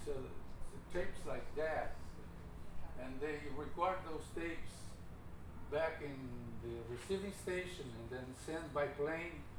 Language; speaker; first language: English; non-native, learner; Portuguese